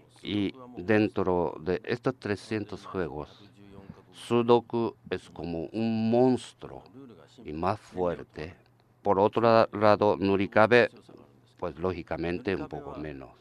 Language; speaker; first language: Spanish; non-native, learner; Japanese